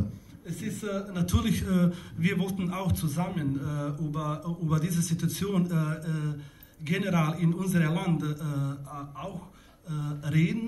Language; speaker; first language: German; non-native, learner; Bosnian